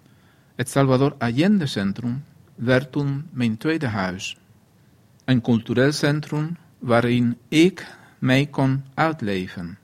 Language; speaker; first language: Dutch; non-native, fluent; Spanish